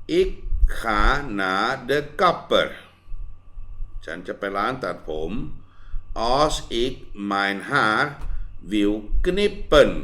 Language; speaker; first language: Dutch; non-native, fluent; Thai